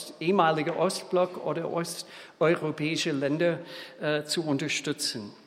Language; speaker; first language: German; non-native, fluent; English